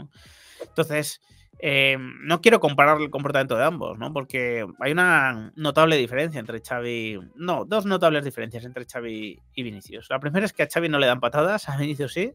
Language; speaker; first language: Spanish; native; Spanish